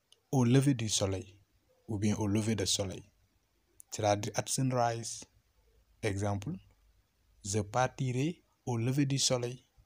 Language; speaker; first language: French; non-native, local second language; Wolof